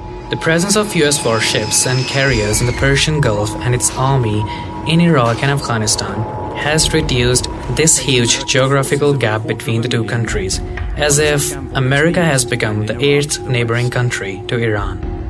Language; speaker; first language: English; non-native, local second language; Punjabi